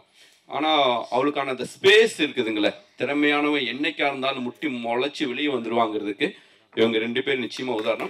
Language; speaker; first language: Tamil; native; Tamil